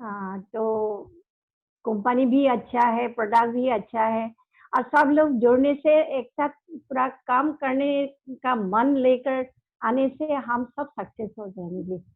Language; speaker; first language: Hindi; non-native, local second language; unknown